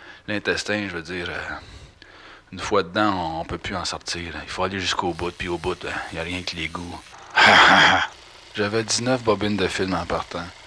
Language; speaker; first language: French; native; French